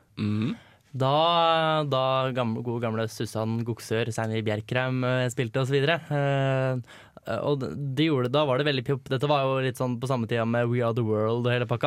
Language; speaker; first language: Norwegian; native; Norwegian